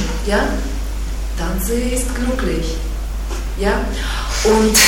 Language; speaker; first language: German; non-native, fluent; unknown